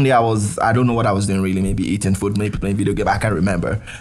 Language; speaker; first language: English; non-native, local second language; Yoruba